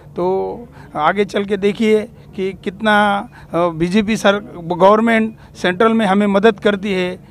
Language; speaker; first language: Hindi; non-native, local second language; Marathi